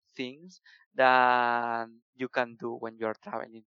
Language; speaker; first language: English; non-native, fluent; Spanish